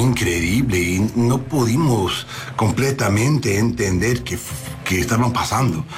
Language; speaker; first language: Spanish; non-native, learner; English